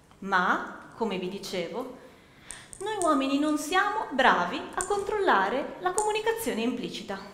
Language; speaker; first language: Italian; native; Italian